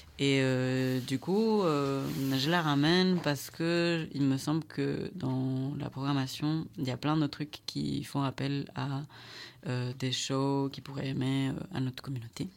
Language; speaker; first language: French; non-native, fluent; Spanish